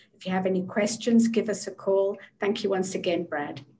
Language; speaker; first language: English; native; English